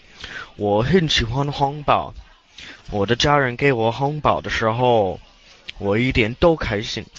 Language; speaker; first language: Chinese; non-native, learner; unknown